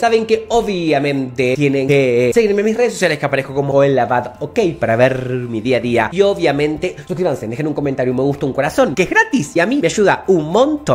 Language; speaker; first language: Spanish; native; Spanish